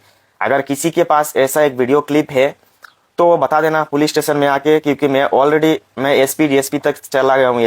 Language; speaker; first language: Hindi; non-native, local second language; Bangla